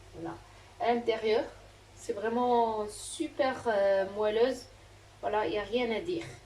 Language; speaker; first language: French; non-native, local second language; Arabic